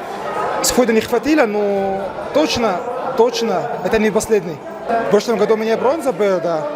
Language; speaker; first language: Russian; non-native, learner; Arabic